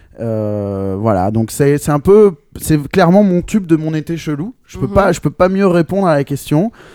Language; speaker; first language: French; native; French